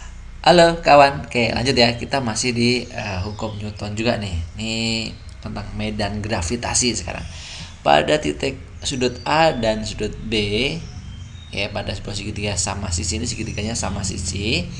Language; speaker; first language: Indonesian; native; Indonesian